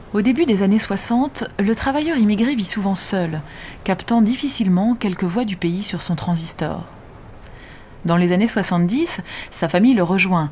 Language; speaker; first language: French; native; French